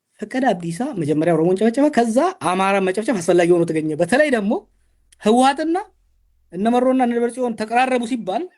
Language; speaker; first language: Amharic; non-native, local second language; Oromo